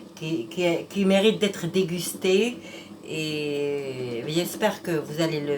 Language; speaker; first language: French; non-native, local second language; Arabic